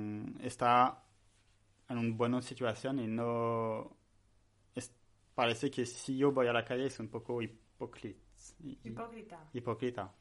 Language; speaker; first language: Spanish; non-native, learner; French